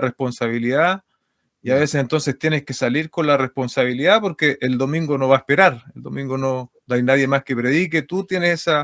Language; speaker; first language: Spanish; native; Spanish